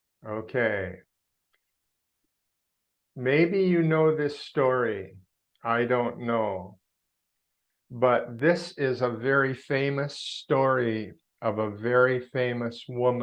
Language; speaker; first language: English; non-native, fluent; Vietnamese